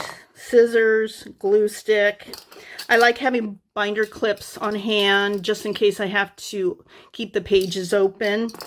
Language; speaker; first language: English; native; English